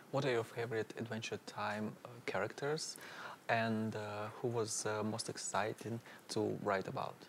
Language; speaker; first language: English; non-native, fluent; Russian